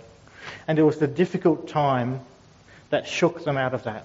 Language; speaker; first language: English; native; English